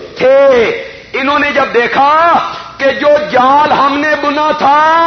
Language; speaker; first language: Urdu; non-native, local second language; Punjabi